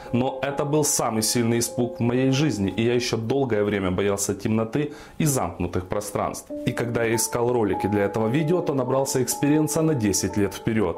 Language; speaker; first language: Russian; native; Russian